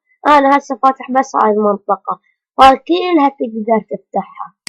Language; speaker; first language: Arabic; native; Arabic